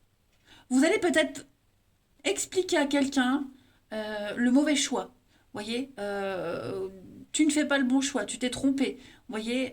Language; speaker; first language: French; native; French